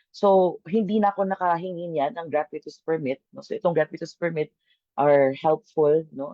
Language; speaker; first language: Filipino; non-native, local second language; Cebuano